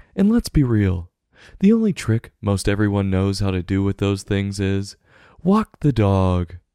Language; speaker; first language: English; native; English